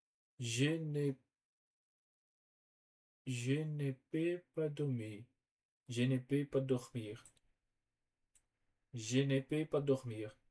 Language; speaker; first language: French; non-native, learner; Portuguese